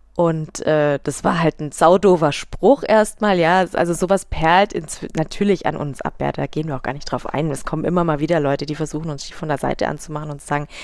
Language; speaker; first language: German; native; German